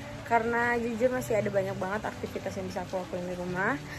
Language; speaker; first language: Indonesian; native; Indonesian